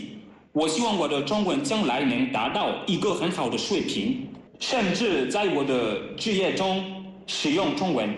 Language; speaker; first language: Chinese; non-native, learner; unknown